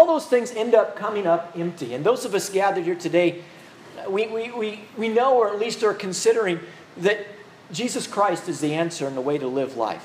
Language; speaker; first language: English; native; English